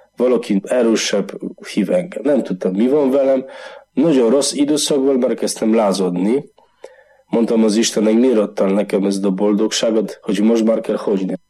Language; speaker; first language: Hungarian; non-native, learner; Polish